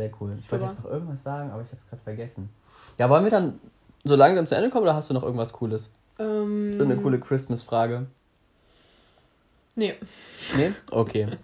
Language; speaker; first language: German; native; German